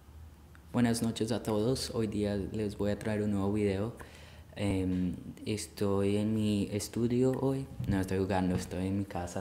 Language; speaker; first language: Spanish; early bilingual, heritage; Spanish